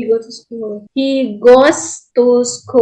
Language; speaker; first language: English; non-native, learner; Indonesian